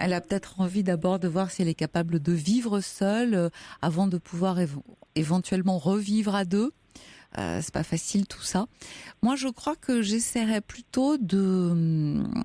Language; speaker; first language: French; native; French